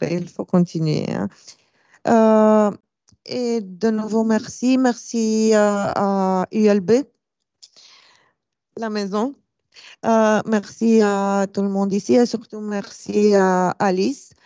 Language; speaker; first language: French; non-native, fluent; Romanian